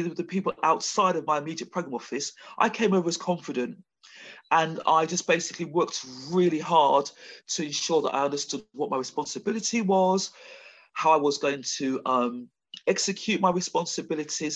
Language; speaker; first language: English; native; English